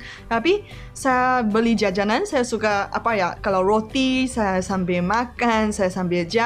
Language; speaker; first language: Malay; non-native, local second language; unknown